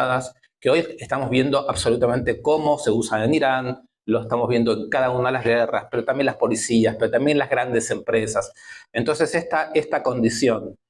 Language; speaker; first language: Spanish; native; Spanish